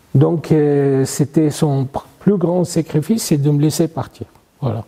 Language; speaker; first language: French; non-native, fluent; Arabic